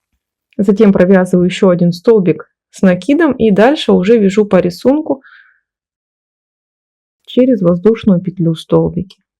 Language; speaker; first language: Russian; native; Russian